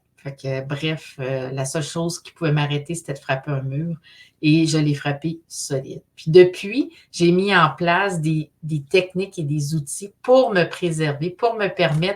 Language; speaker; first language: French; native; French